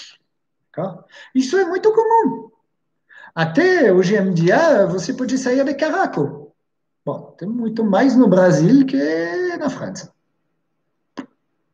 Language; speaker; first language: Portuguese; non-native, fluent; French